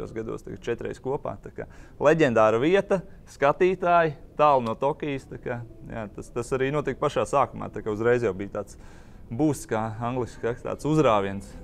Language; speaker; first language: Latvian; native; Latvian